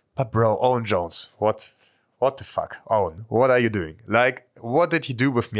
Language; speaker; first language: English; non-native, fluent; German